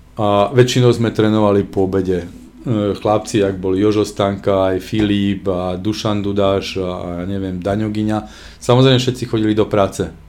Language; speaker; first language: Slovak; native; Slovak